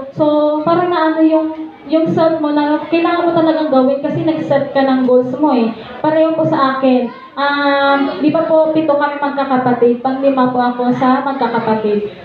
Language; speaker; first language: Filipino; native; Filipino